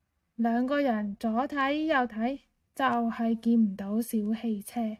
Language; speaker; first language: Cantonese; native; Cantonese